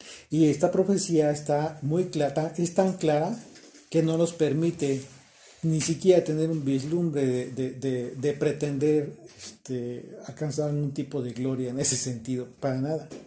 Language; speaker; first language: Spanish; native; Spanish